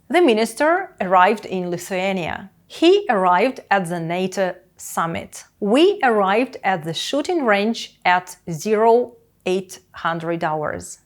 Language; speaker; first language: English; non-native, fluent; Ukrainian